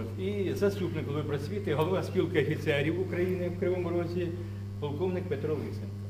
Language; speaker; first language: Ukrainian; native; Ukrainian